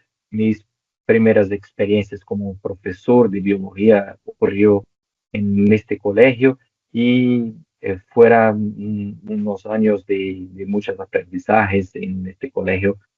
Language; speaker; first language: Spanish; non-native, local second language; Portuguese